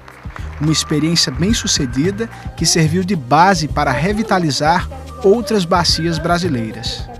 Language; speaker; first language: Portuguese; native; Portuguese